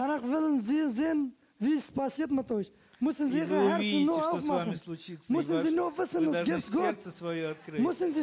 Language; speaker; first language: German; non-native, learner; Turkish